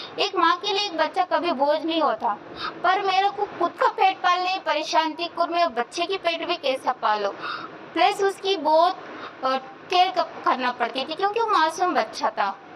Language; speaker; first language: Hindi; non-native, local second language; Kannada